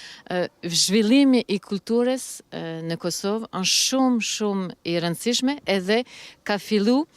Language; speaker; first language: Albanian; early bilingual, heritage; Albanian